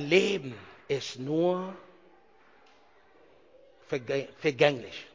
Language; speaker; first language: German; non-native, learner; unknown